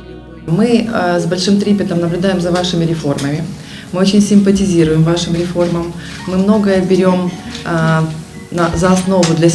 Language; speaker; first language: Ukrainian; non-native, local second language; Russian